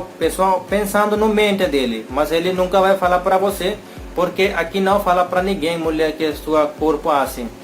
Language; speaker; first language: Portuguese; non-native, learner; Hindi